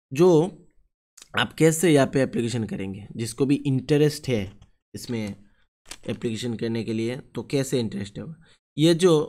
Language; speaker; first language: Hindi; non-native, local second language; Bangla